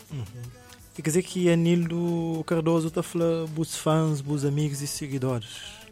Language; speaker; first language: Portuguese; non-native, local second language; Kabuverdianu